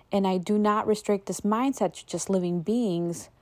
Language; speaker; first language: English; native; English